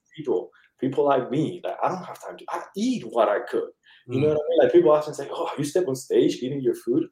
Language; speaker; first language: English; early bilingual, other home language; Spanish